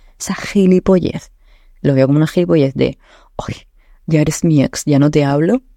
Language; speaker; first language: Spanish; native; Spanish